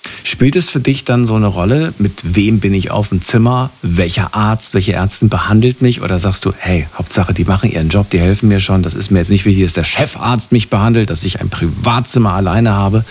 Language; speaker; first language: German; native; German